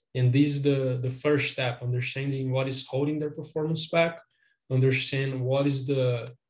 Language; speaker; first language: English; non-native, fluent; Portuguese